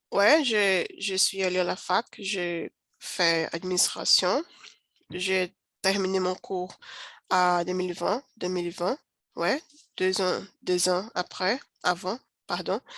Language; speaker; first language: French; non-native, learner; Portuguese